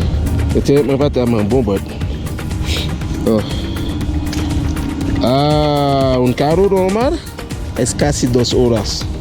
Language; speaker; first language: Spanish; non-native, learner; Haitian Creole